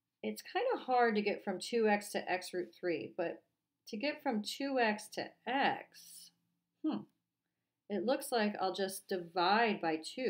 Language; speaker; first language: English; native; English